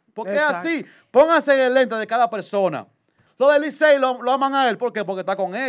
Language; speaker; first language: Spanish; native; Spanish